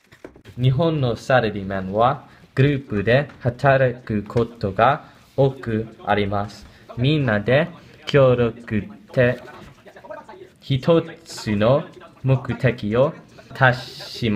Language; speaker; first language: Japanese; non-native, learner; English